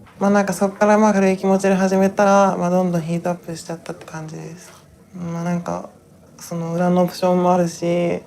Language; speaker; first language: Japanese; native; Japanese